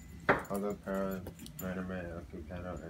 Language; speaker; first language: Spanish; non-native, learner; English